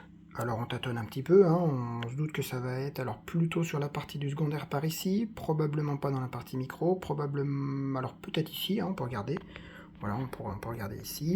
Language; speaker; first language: French; native; French